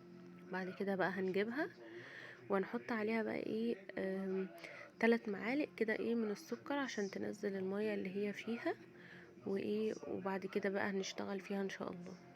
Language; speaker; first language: Arabic; native; Arabic